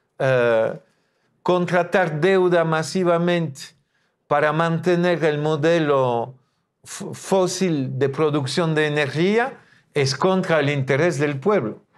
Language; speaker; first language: Spanish; non-native, fluent; French